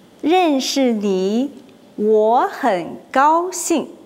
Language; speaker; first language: Chinese; non-native, learner; English